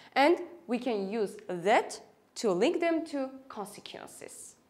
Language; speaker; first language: English; non-native, fluent; Armenian